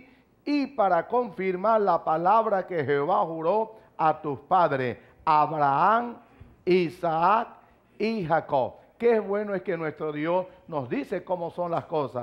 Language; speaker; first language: Spanish; native; Spanish